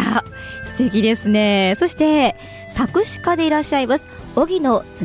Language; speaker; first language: Japanese; native; Japanese